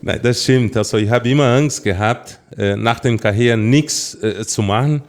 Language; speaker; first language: German; non-native, fluent; Portuguese